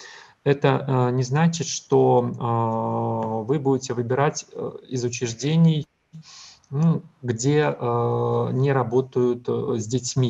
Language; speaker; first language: Russian; native; Russian